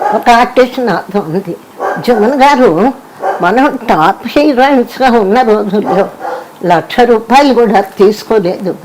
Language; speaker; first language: Telugu; native; Telugu